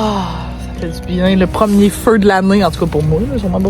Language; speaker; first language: French; native; French